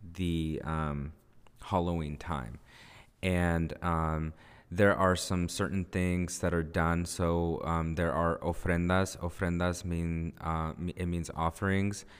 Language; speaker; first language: English; early bilingual, other home language; Spanish